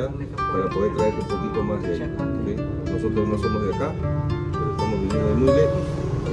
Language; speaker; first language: Spanish; native; Spanish